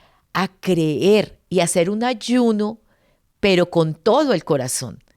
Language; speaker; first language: Spanish; native; Spanish